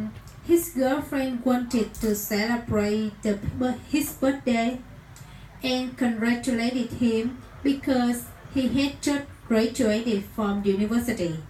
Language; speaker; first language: English; non-native, learner; Vietnamese